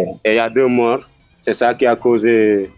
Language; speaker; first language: French; non-native, local second language; Wolof